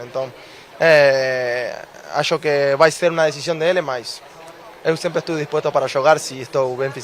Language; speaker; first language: Portuguese; non-native, fluent; Spanish